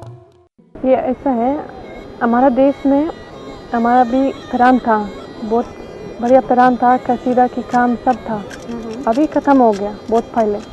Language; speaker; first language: Hindi; non-native, learner; Swedish